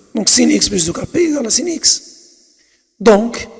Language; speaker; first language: French; non-native, local second language; Arabic